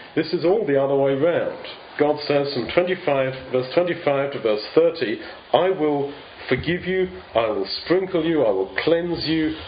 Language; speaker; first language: English; native; English